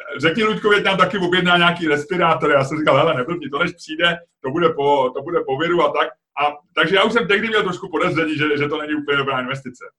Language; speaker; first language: Czech; native; Czech